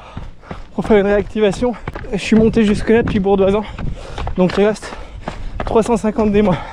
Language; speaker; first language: French; native; French